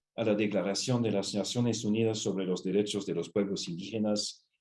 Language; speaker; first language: Spanish; non-native, fluent; English